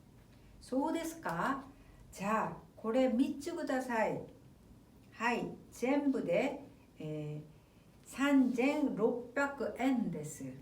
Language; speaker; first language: Japanese; non-native, fluent; Korean